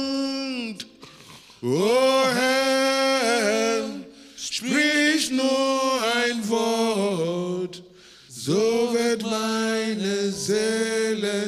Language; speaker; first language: German; non-native, learner; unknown